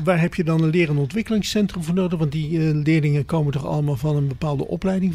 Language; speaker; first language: Dutch; native; Dutch